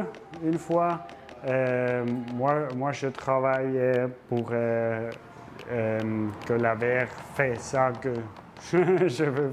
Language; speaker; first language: French; non-native, local second language; German